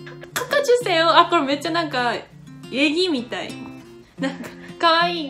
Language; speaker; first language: Korean; non-native, learner; Japanese